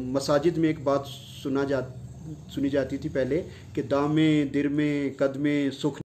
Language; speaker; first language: Urdu; non-native, local second language; Punjabi